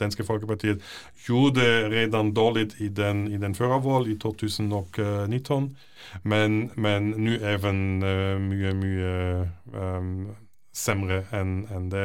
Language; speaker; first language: Norwegian; non-native, fluent; German